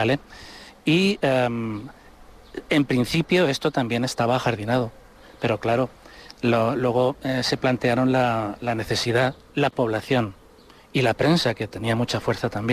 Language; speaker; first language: Spanish; native; Spanish